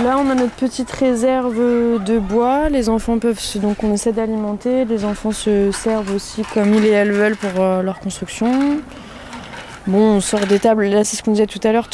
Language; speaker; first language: French; native; French